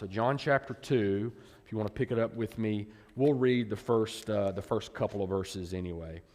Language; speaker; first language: English; native; English